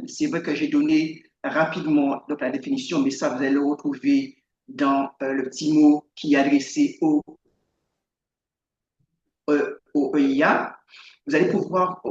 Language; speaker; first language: French; native; French